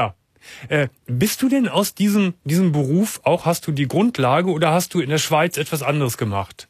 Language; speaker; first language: German; native; German